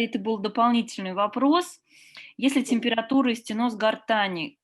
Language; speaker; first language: Russian; native; Russian